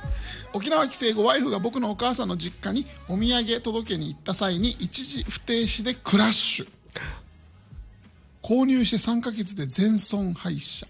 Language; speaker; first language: Japanese; native; Japanese